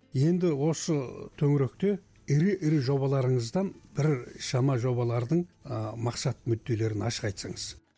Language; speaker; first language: Kazakh; native; Kazakh